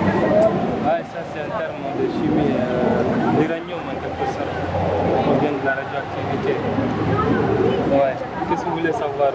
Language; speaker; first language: French; native; French